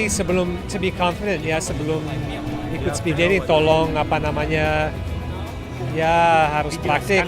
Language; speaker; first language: Indonesian; non-native, fluent; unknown